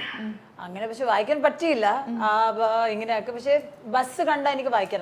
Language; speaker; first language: Malayalam; non-native, local second language; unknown